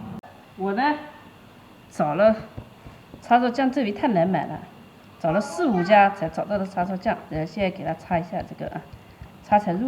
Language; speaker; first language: Chinese; native; Chinese